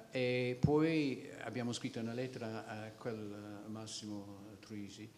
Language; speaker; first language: Italian; non-native, fluent; English